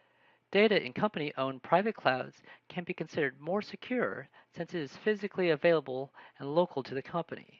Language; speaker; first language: English; native; English